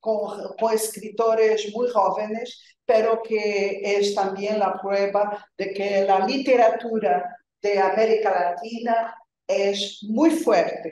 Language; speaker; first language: Spanish; non-native, fluent; Portuguese